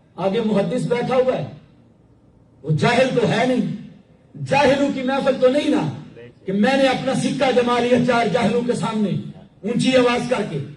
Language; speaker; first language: Urdu; non-native, local second language; Punjabi